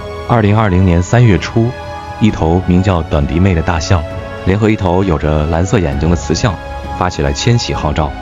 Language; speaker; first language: Chinese; native; Chinese